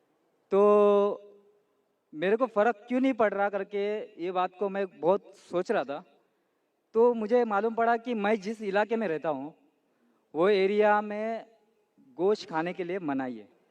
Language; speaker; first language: Hindi; non-native, local second language; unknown